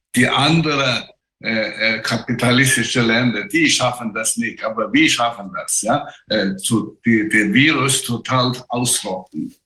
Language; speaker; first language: German; non-native, fluent; Chinese